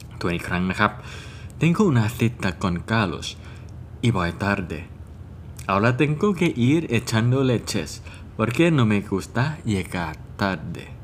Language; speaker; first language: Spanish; non-native, fluent; Thai